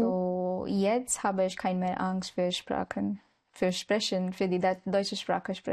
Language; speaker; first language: German; non-native, learner; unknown